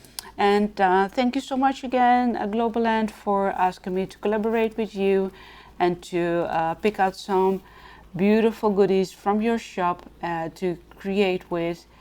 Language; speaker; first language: English; non-native, fluent; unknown